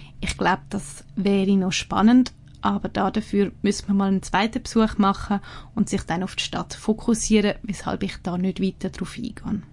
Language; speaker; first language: German; native; German